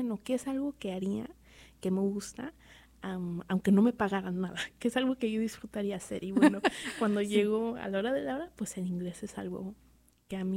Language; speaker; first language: Spanish; early bilingual, heritage; Spanish